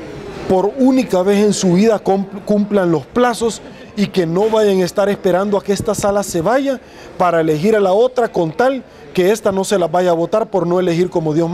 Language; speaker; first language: Spanish; native; Spanish